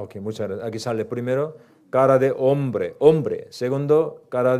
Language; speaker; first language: Spanish; non-native, learner; Korean